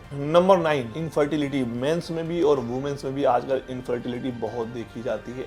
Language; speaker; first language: Hindi; native; Hindi